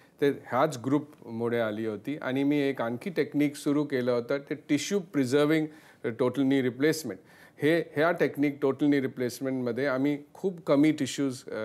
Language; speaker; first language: Marathi; non-native, local second language; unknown